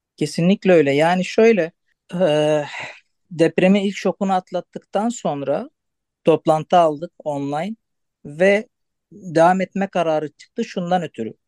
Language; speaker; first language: Turkish; non-native, local second language; Arabic